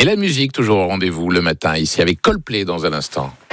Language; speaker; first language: French; native; French